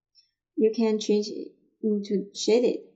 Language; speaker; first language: English; non-native, fluent; Chinese